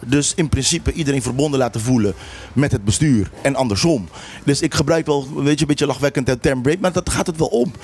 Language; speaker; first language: Dutch; non-native, local second language; Papiamento